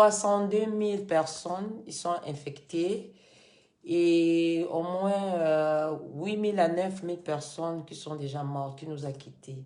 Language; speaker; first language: French; non-native, fluent; Lingala